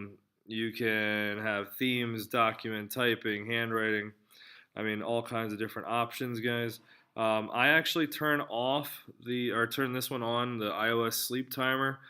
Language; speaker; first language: English; native; English